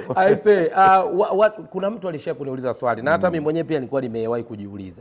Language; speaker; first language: Swahili; native; Swahili